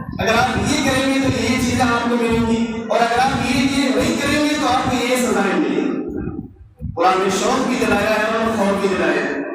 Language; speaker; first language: Urdu; native; Urdu